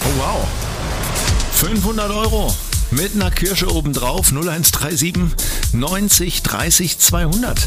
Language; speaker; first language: German; native; German